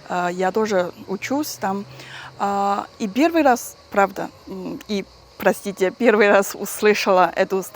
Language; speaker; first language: Russian; non-native, learner; Chinese